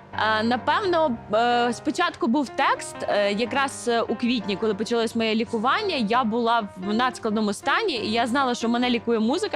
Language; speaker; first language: Ukrainian; native; Ukrainian